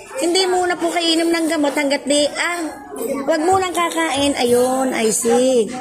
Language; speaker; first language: Filipino; native; Filipino